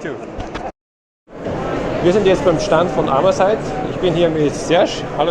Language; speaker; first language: German; native; German